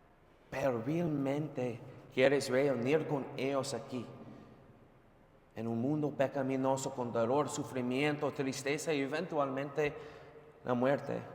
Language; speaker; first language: Spanish; non-native, fluent; English